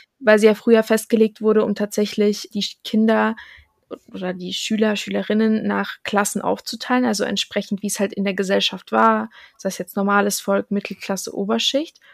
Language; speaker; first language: German; native; German